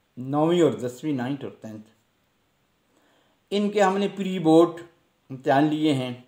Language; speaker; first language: Urdu; non-native, local second language; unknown